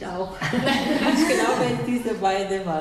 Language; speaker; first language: German; non-native, learner; Arabic